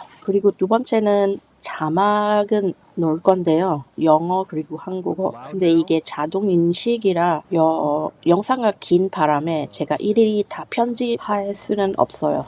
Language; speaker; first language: Korean; non-native, fluent; English